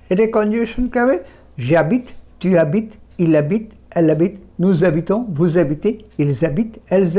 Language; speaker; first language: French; non-native, fluent; Bangla